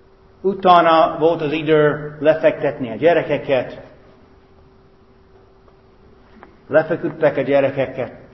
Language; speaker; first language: Hungarian; non-native, fluent; English